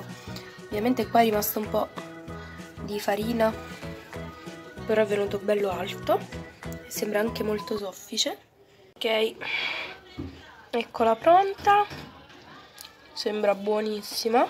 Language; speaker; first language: Italian; native; Italian